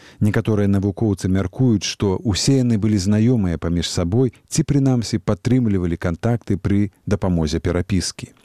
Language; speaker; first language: Belarusian; native; Belarusian